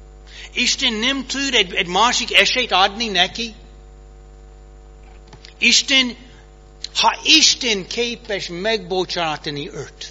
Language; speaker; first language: Hungarian; non-native, fluent; English